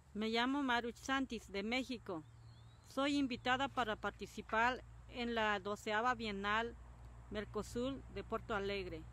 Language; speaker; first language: Spanish; non-native, local second language; Tzotzil